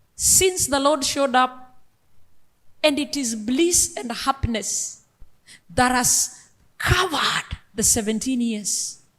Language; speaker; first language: English; non-native, local second language; Luo (Kenya and Tanzania)